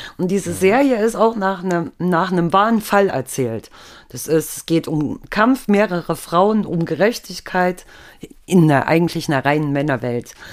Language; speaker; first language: German; native; German